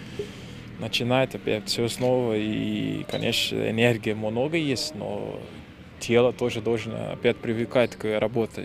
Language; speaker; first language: Russian; non-native, fluent; Portuguese